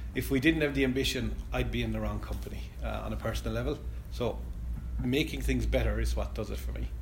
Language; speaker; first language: English; native; English